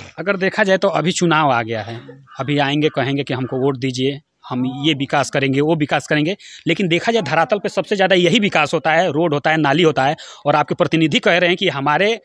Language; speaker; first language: Hindi; native; Hindi